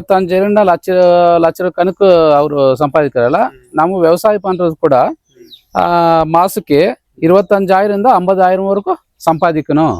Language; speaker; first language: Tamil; non-native, local second language; Telugu